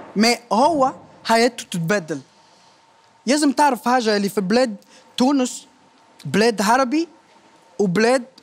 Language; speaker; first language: Arabic; non-native, fluent; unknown